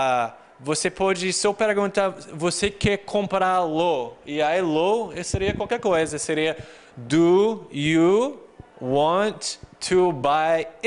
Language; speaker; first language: Portuguese; non-native, fluent; English